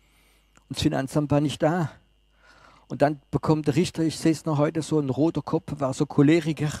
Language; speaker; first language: German; non-native, fluent; French